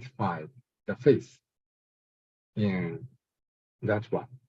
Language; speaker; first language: English; non-native, fluent; Japanese